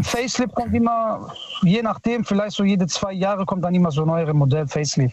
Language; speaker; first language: German; early bilingual, other home language; Italian